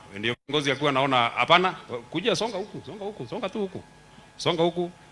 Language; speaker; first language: Swahili; non-native, local second language; Kikuyu